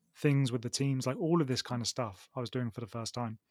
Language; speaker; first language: English; native; English